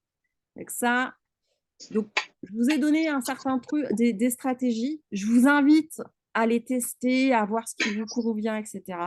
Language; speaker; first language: French; native; French